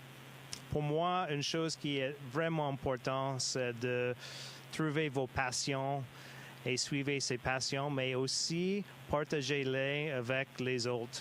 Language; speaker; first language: French; non-native, fluent; English